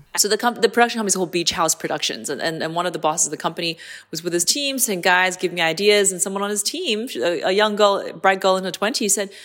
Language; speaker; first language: English; non-native, local second language; Cantonese